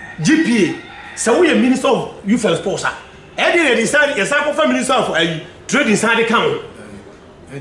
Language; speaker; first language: English; non-native, local second language; Akan